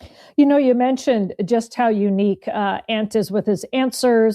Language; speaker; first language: English; native; English